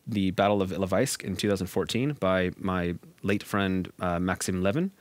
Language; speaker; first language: English; native; English